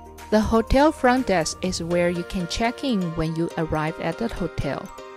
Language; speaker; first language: English; non-native, fluent; Chinese